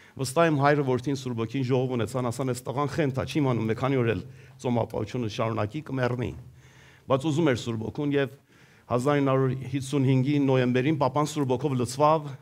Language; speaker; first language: Armenian; early bilingual, heritage; Armenian